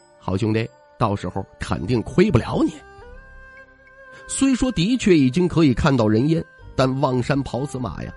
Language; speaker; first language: Chinese; native; Chinese